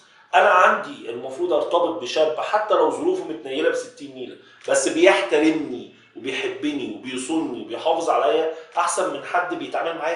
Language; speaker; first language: Arabic; native; Arabic